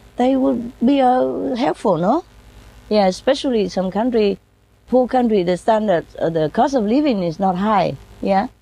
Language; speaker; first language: English; non-native, fluent; Vietnamese